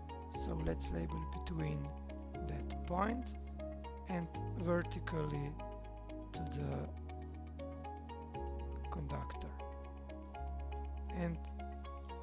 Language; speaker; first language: English; non-native, fluent; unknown